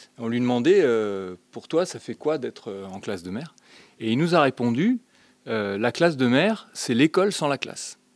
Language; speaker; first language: French; native; French